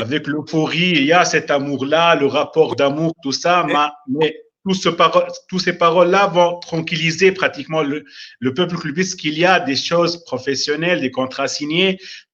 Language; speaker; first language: French; non-native, local second language; Arabic